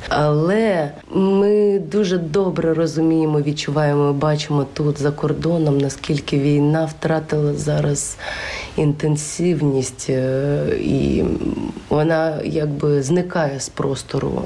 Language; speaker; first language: Ukrainian; native; Ukrainian